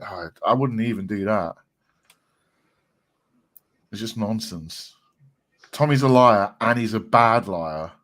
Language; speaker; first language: English; native; English